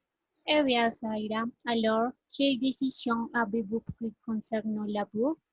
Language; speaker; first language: French; non-native, learner; Spanish